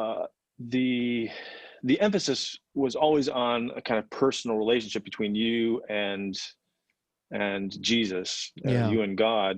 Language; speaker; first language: English; native; English